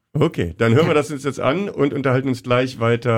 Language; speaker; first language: German; native; German